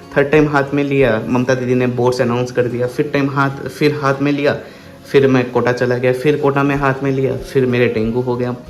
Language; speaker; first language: Hindi; non-native, local second language; Bangla